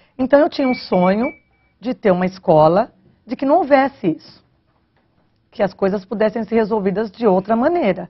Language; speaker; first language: Portuguese; native; Portuguese